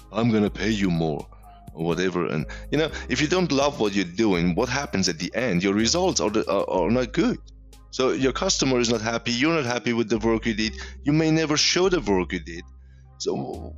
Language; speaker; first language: English; non-native, fluent; Persian